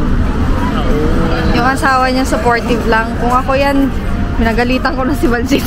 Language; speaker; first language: Filipino; native; Filipino